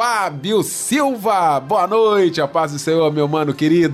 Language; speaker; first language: Portuguese; native; Portuguese